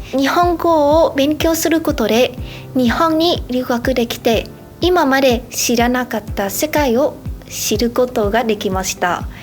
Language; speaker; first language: Japanese; non-native, fluent; Vietnamese